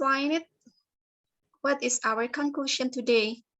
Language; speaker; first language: English; non-native, learner; Indonesian